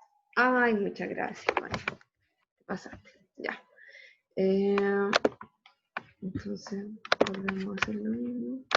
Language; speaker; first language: Spanish; native; Spanish